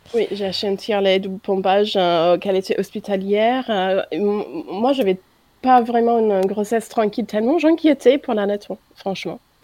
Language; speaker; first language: French; non-native, fluent; English